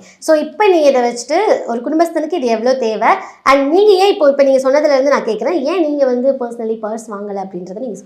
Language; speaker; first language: Tamil; native; Tamil